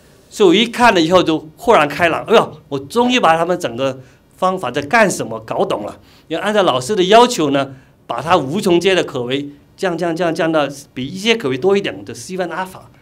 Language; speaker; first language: Chinese; non-native, local second language; Cantonese